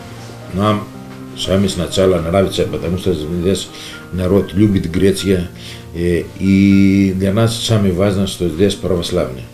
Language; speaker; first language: Russian; non-native, learner; Greek